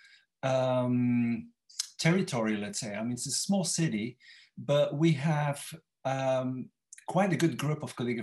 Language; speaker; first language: English; non-native, fluent; Dutch